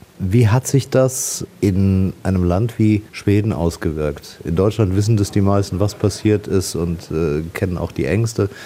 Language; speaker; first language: German; native; German